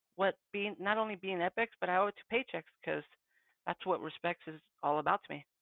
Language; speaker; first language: English; early bilingual, other home language; Spanish